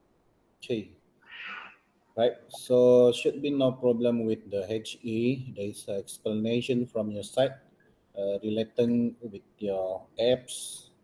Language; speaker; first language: English; non-native, local second language; Malay